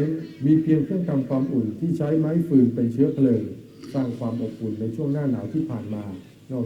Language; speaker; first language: Thai; native; Thai